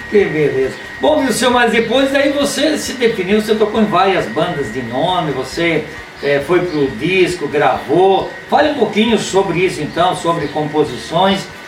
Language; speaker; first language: Portuguese; native; Portuguese